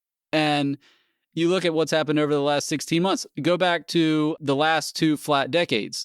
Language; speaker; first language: English; native; English